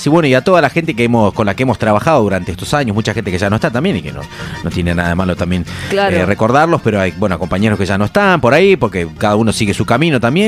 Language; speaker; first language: Spanish; native; Spanish